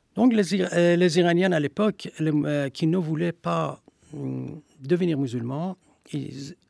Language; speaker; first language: French; non-native, fluent; Persian